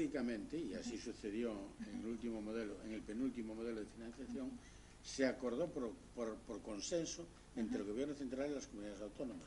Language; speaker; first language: Spanish; native; Spanish